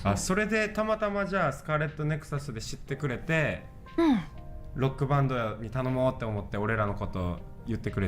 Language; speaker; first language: Japanese; native; Japanese